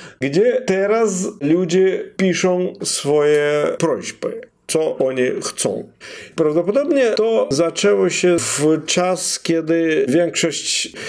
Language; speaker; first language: Polish; non-native, fluent; Russian